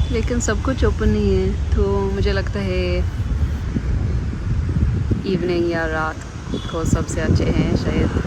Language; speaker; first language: Hindi; non-native, learner; English